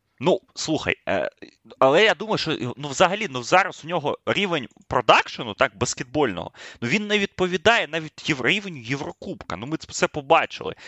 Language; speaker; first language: Ukrainian; native; Ukrainian